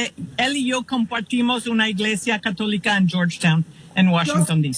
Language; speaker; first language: Spanish; non-native, fluent; English